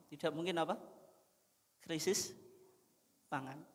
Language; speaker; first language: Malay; non-native, local second language; Javanese